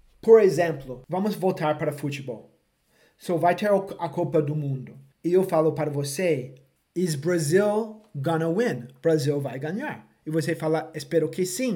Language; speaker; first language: Portuguese; non-native, fluent; English